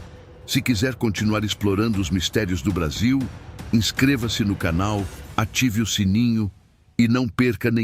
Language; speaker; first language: Portuguese; native; Portuguese